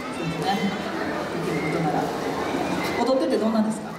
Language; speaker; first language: Japanese; native; Japanese